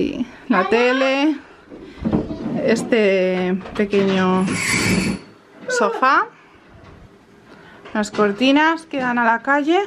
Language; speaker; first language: Spanish; native; Spanish